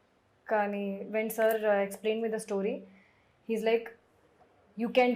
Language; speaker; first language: Telugu; non-native, fluent; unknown